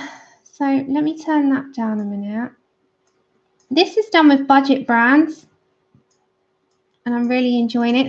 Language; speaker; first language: English; native; English